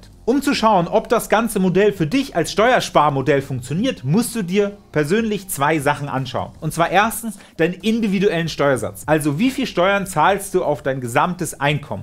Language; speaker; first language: German; native; German